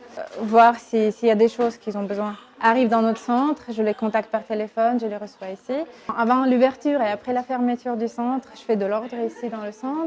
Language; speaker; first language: French; non-native, fluent; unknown